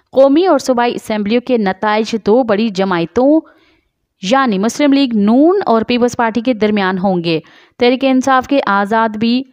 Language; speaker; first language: Urdu; non-native, local second language; Sindhi